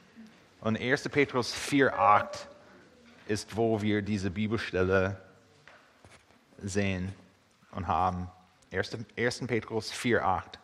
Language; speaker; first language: German; non-native, fluent; English